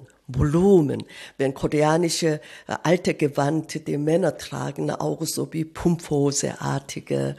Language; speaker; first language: German; non-native, fluent; Korean